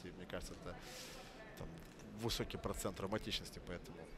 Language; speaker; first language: Russian; native; Russian